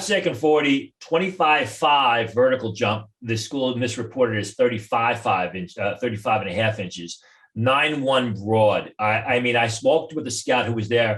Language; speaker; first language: English; native; English